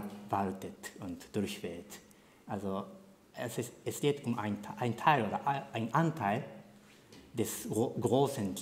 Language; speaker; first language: German; non-native, fluent; Japanese